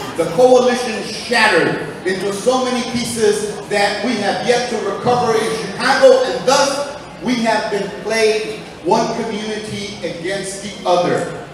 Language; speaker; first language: English; early bilingual, other home language; Spanish